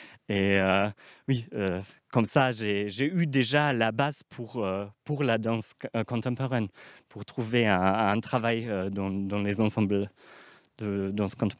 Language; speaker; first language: French; non-native, fluent; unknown